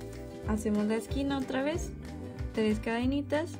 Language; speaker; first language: Spanish; native; Spanish